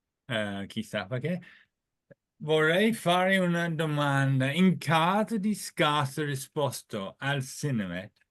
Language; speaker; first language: Italian; non-native, fluent; English